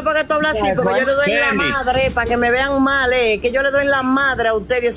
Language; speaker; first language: Spanish; native; Spanish